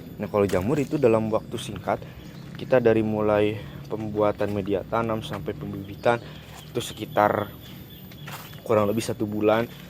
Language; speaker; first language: Indonesian; native; Indonesian